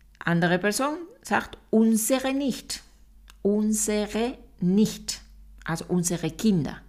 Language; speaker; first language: German; non-native, fluent; Spanish